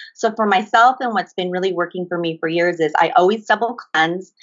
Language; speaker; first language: English; early bilingual, other home language; Japanese